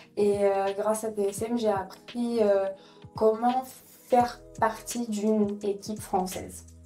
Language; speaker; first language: French; non-native, fluent; Ukrainian